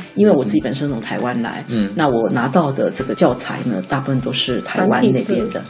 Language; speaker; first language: Chinese; non-native, local second language; Min Nan Chinese